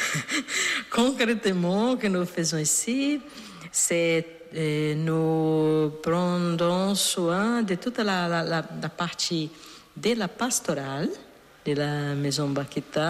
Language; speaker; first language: French; non-native, learner; Portuguese